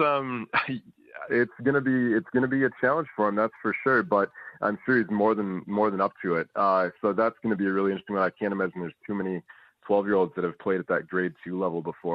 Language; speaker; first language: English; native; English